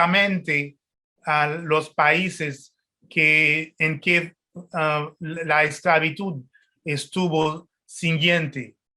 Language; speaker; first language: Spanish; non-native, fluent; French